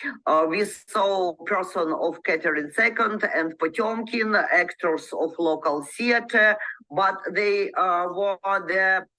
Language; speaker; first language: English; non-native, learner; Ukrainian